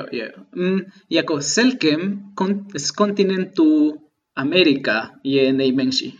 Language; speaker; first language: Czech; non-native, fluent; Spanish